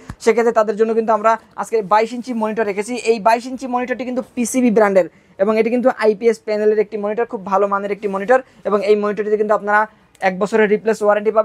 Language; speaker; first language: Bangla; native; Bangla